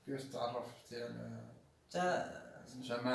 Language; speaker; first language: Arabic; native; Arabic